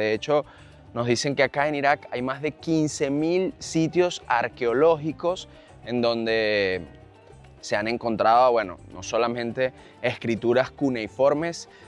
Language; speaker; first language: Spanish; native; Spanish